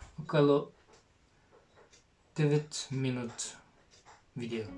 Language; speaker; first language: Russian; non-native, learner; Finnish